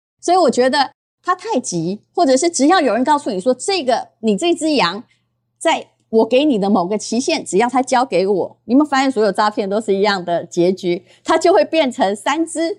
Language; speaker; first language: Chinese; native; Chinese